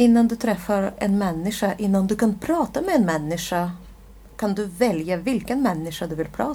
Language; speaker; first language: Swedish; non-native, fluent; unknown